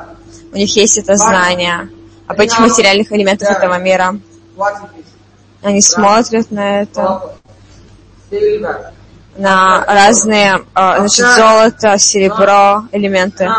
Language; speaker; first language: Russian; non-native, fluent; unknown